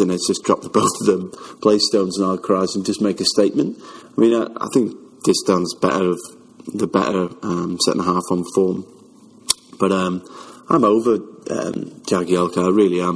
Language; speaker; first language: English; native; English